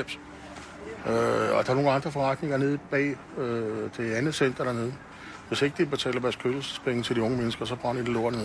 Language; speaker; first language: Danish; native; Danish